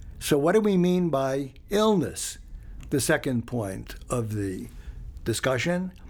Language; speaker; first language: English; early bilingual, other home language; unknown